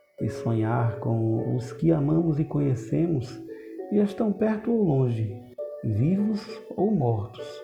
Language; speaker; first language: Portuguese; native; Portuguese